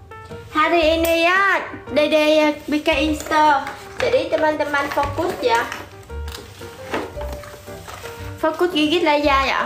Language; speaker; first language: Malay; non-native, learner; Vietnamese